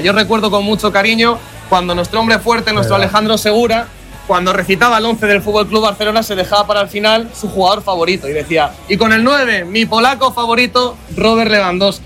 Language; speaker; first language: Spanish; native; Spanish